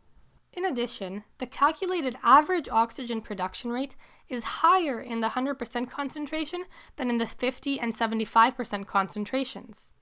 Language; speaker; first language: English; native; English